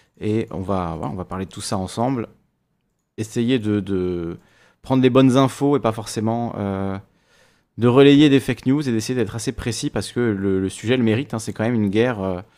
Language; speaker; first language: French; native; French